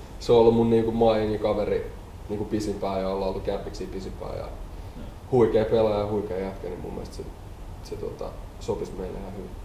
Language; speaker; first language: Finnish; native; Finnish